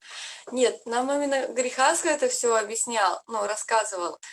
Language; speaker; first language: Russian; native; Russian